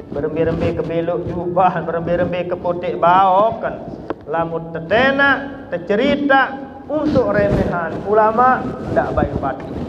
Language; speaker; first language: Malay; non-native, local second language; Sasak